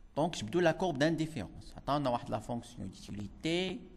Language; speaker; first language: French; non-native, local second language; Arabic